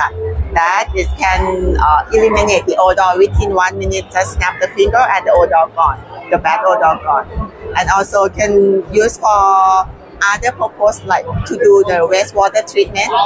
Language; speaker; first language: English; non-native, fluent; Thai